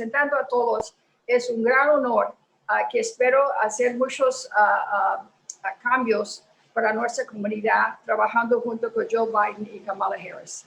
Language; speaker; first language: Spanish; early bilingual, heritage; Spanish